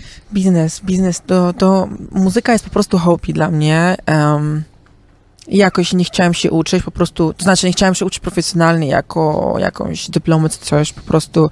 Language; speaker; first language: Polish; early bilingual, heritage; Polish